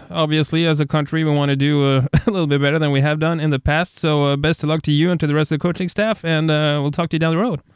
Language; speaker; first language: English; non-native, fluent; Norwegian